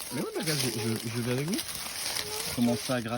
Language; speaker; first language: French; native; French